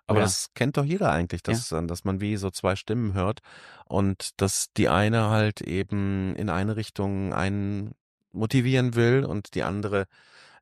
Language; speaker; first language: German; native; German